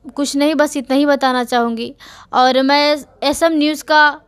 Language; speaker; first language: Hindi; native; Hindi